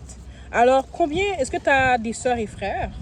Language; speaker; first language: French; native; French